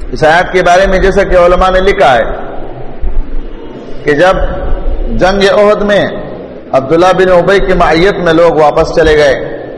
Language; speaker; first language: Urdu; non-native, local second language; Pashto